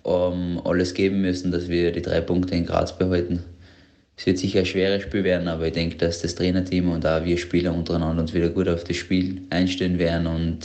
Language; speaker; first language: German; native; German